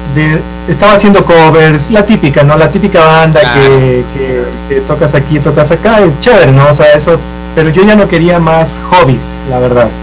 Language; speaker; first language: Spanish; native; Spanish